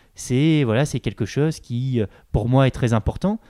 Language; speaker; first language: French; native; French